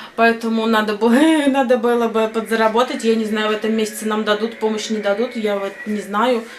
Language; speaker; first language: Russian; native; Russian